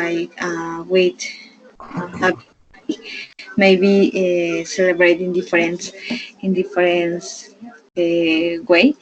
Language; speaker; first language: English; non-native, learner; Spanish